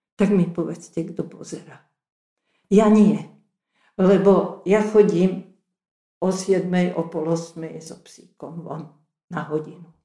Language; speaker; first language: Slovak; non-native, local second language; Hungarian